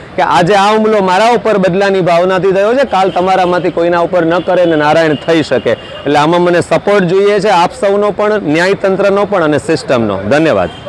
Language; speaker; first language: Gujarati; native; Gujarati